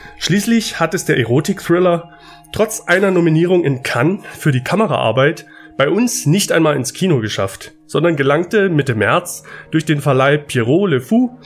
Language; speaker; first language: German; native; German